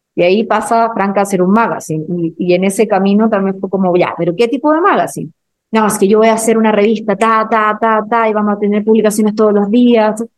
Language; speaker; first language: Spanish; native; Spanish